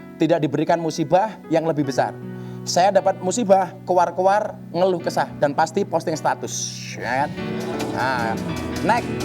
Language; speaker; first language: Indonesian; native; Indonesian